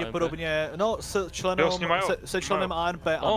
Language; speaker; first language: Czech; native; Czech